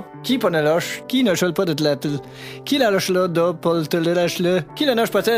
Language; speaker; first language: French; native; French